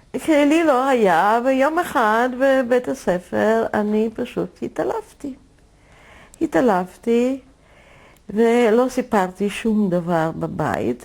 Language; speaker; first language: Hebrew; non-native, fluent; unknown